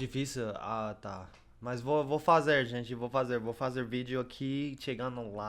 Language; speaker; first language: Portuguese; non-native, learner; English